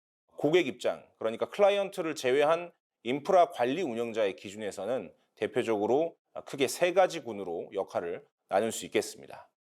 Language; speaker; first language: Korean; native; Korean